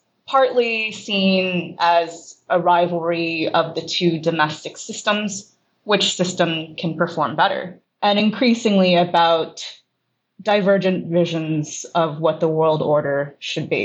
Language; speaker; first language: English; native; English